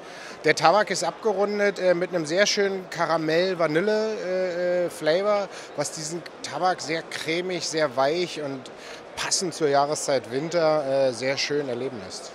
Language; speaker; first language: German; native; German